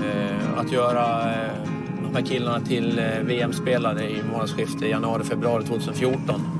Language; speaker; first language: Swedish; native; Swedish